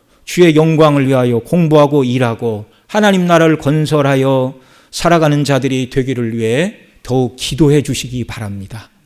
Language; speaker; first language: Korean; native; Korean